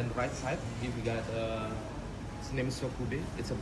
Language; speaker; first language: English; non-native, learner; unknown